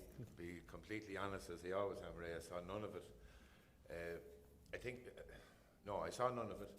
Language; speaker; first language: English; native; English